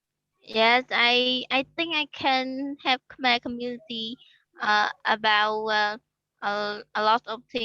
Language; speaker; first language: English; non-native, learner; Khmer